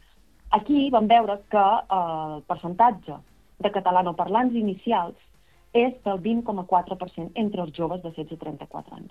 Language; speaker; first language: Catalan; native; Catalan